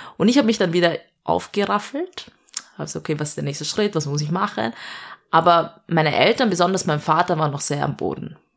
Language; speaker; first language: German; early bilingual, other home language; Malayalam